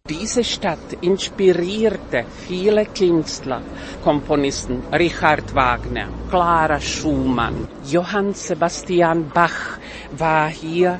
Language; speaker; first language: German; non-native, fluent; Czech